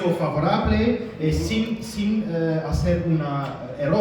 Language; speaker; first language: Spanish; non-native, learner; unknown